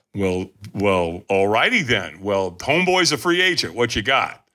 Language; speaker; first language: English; native; English